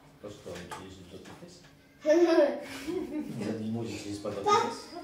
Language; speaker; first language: French; native; French